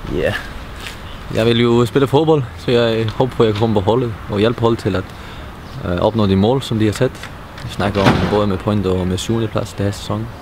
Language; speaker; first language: Danish; non-native, fluent; Icelandic